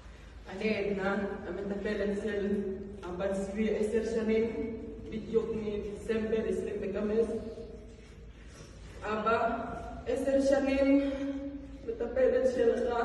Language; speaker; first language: Hebrew; non-native, learner; Filipino